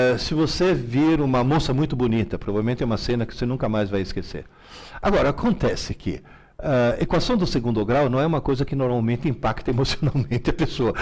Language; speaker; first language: Portuguese; early bilingual, other home language; Italian